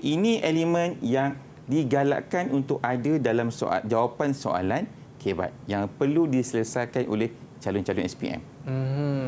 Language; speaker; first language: Malay; native; Malay